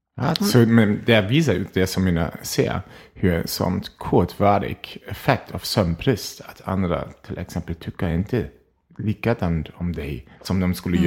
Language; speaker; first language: Swedish; non-native, fluent; German